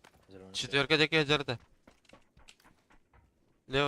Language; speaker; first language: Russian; non-native, local second language; Yakut